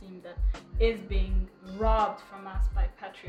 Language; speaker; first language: English; non-native, local second language; Kinyarwanda